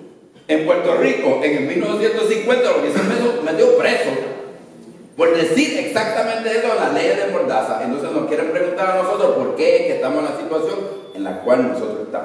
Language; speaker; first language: Spanish; early bilingual, other home language; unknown